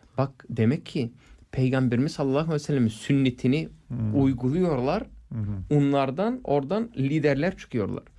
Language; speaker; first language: Turkish; non-native, fluent; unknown